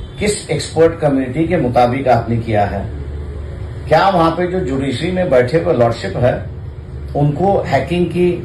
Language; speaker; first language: Hindi; non-native, local second language; Marathi